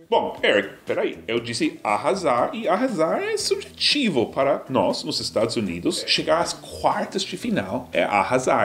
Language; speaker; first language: Portuguese; non-native, fluent; English